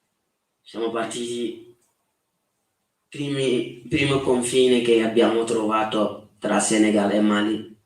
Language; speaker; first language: Italian; non-native, fluent; Wolof